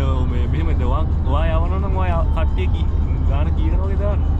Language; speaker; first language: Sinhala; native; Sinhala